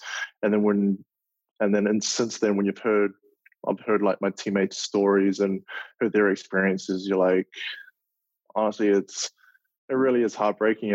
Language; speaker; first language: English; native; English